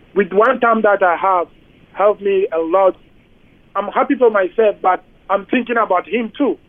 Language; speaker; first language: English; non-native, local second language; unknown